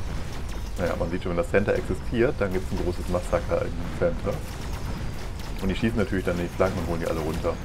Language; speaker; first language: German; native; German